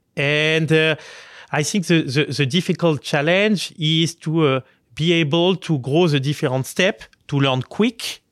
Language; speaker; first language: English; non-native, fluent; French